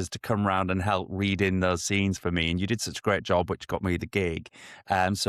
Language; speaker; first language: English; native; English